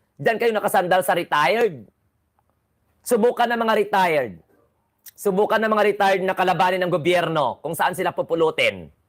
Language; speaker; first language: Filipino; non-native, local second language; Cebuano